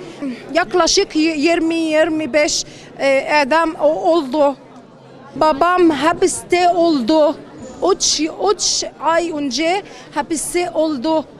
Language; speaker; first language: Turkish; non-native, learner; Arabic